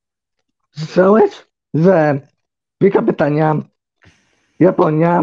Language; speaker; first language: Polish; early bilingual, heritage; Polish